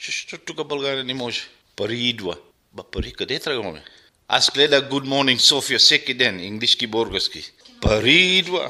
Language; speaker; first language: Bulgarian; non-native, local second language; Arabic